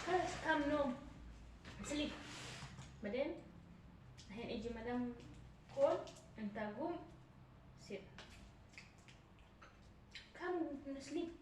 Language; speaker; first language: Arabic; non-native, learner; Oromo